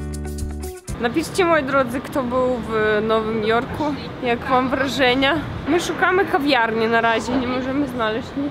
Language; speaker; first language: Polish; non-native, fluent; Russian